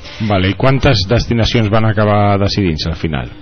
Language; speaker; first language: Catalan; native; Catalan